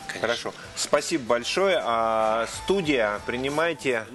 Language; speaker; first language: Russian; native; Russian